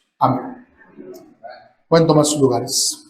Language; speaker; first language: Spanish; native; Spanish